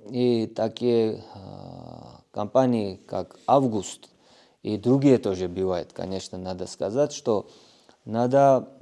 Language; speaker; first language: Russian; non-native, fluent; Georgian